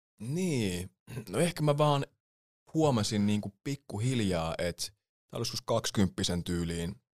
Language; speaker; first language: Finnish; early bilingual, other home language; English